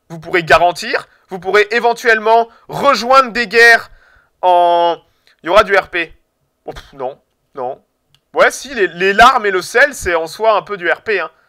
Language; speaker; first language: French; native; French